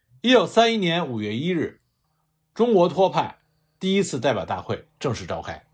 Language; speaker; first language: Chinese; native; Chinese